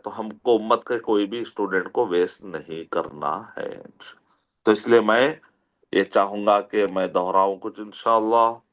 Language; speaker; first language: Urdu; native; Urdu